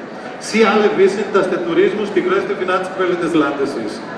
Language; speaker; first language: German; non-native, fluent; Greek